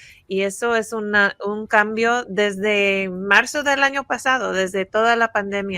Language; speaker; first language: Spanish; non-native, fluent; English